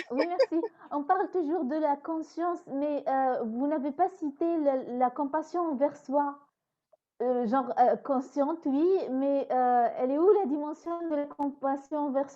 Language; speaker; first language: French; non-native, fluent; Spanish